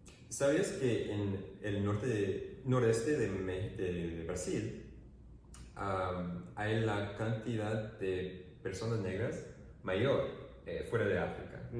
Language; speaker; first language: Spanish; non-native, fluent; English